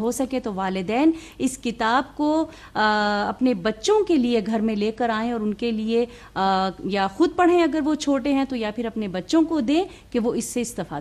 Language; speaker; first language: Urdu; native; Urdu